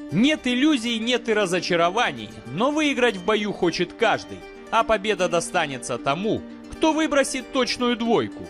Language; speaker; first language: Russian; native; Russian